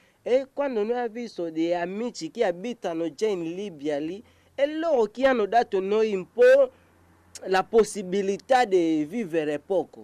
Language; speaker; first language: Italian; non-native, learner; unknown